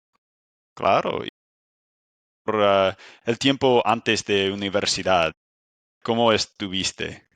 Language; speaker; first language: Spanish; non-native, fluent; English